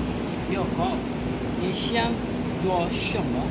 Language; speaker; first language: Chinese; non-native, learner; Malay